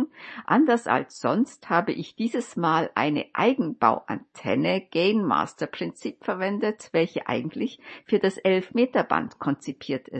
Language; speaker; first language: German; native; German